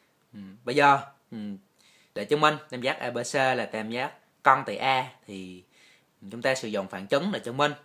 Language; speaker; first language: Vietnamese; native; Vietnamese